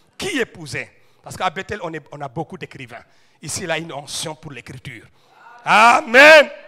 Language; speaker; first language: French; non-native, local second language; Wolof